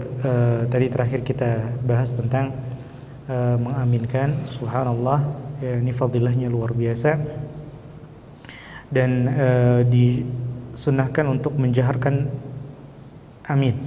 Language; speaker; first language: Indonesian; native; Indonesian